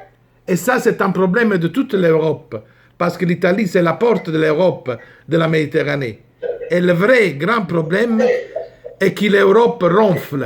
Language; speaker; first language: French; non-native, fluent; Italian